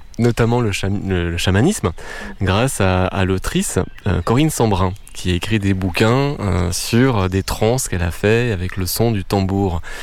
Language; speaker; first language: French; native; French